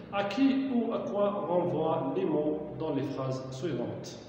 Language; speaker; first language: French; non-native, local second language; Arabic